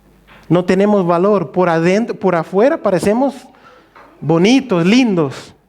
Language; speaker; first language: Spanish; non-native, fluent; Portuguese